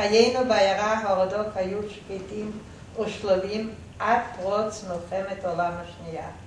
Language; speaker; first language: Hebrew; non-native, fluent; Yiddish